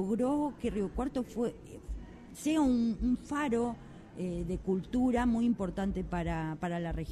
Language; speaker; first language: Spanish; native; Spanish